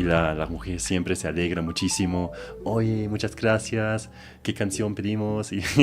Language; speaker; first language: Spanish; non-native, fluent; German